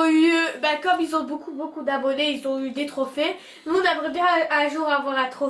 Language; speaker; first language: French; native; French